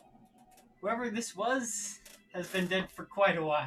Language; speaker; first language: English; native; English